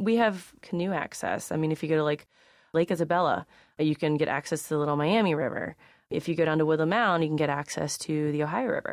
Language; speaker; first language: English; native; English